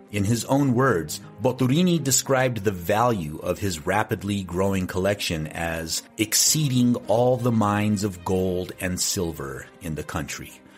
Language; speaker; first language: English; native; English